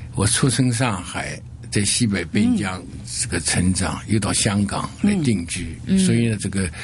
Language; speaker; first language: Chinese; native; Chinese